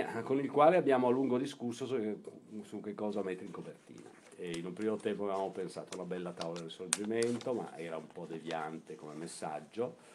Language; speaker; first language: Italian; native; Italian